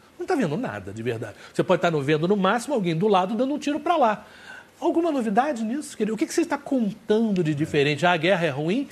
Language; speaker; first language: Portuguese; native; Portuguese